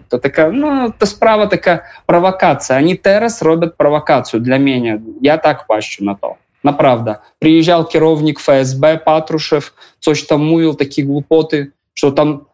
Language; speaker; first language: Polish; non-native, learner; Russian